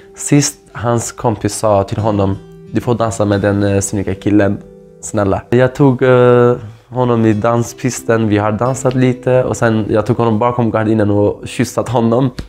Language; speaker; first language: Swedish; non-native, fluent; Kurdish